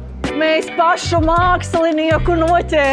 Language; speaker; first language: Latvian; native; Latvian